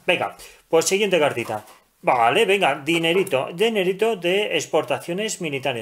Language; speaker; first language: Spanish; native; Spanish